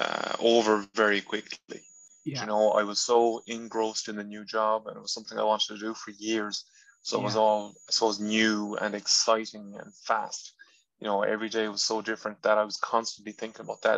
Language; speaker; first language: English; non-native, local second language; Irish